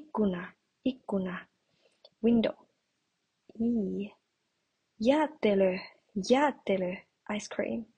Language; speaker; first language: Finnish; non-native, learner; Chinese